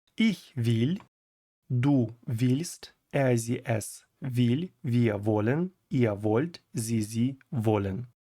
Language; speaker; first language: German; non-native, fluent; Ukrainian